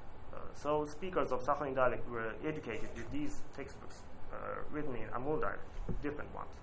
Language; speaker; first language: English; non-native, learner; Japanese